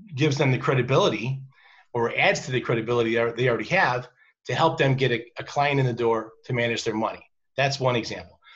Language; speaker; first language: English; native; English